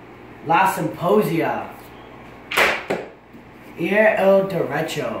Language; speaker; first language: Spanish; non-native, learner; English